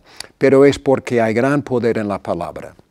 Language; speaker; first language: Spanish; non-native, fluent; English